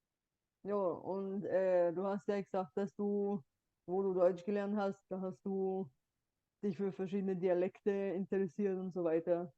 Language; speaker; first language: German; non-native, fluent; Bulgarian